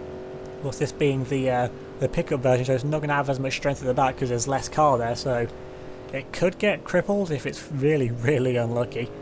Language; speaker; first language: English; native; English